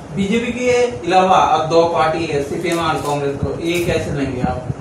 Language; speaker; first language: Hindi; non-native, local second language; Bangla